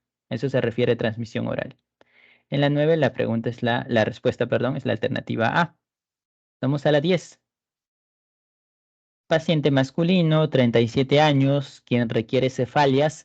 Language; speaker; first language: Spanish; native; Spanish